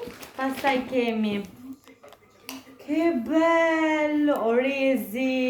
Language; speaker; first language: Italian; non-native, fluent; Albanian